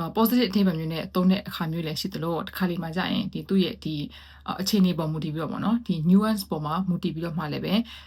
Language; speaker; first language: Burmese; native; Burmese